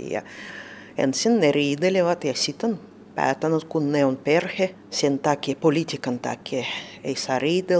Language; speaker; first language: Finnish; non-native, learner; Russian